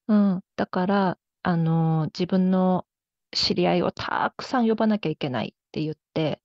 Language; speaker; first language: Japanese; early bilingual, other home language; Korean